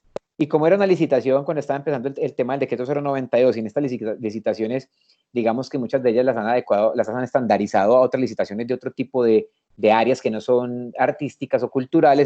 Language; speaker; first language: Spanish; native; Spanish